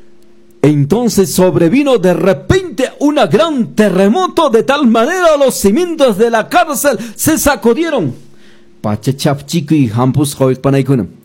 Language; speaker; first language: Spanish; non-native, local second language; Quechua